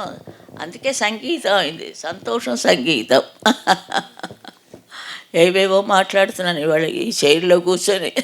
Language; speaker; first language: Telugu; native; Telugu